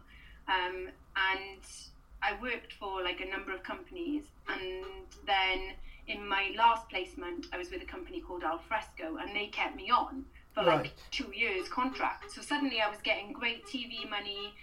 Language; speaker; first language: English; native; English